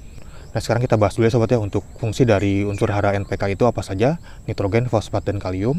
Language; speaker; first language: Indonesian; native; Indonesian